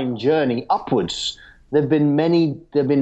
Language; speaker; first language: English; native; English